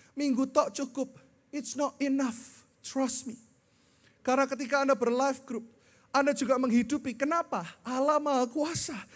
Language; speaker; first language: Indonesian; native; Indonesian